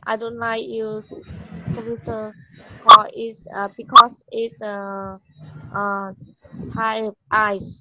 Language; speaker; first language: English; non-native, learner; Vietnamese